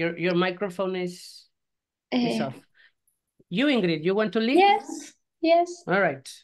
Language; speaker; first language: English; non-native, fluent; Spanish